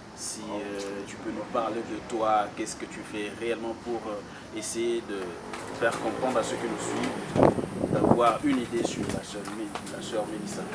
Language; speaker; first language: French; non-native, local second language; Lingala